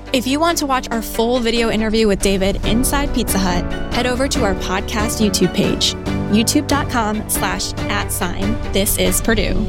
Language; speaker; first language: English; native; English